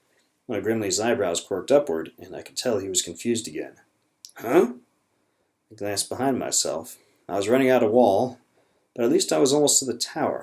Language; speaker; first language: English; native; English